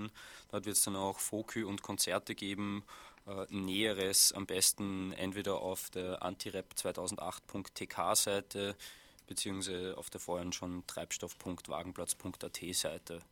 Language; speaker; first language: German; native; German